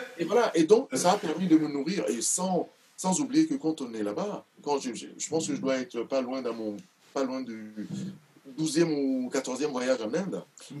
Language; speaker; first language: French; non-native, local second language; Duala